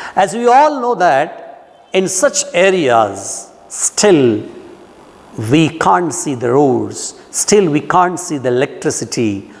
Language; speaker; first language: English; non-native, local second language; Marathi